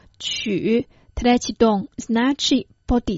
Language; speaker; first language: Croatian; non-native, fluent; Chinese